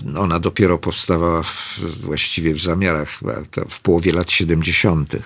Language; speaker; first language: Polish; native; Polish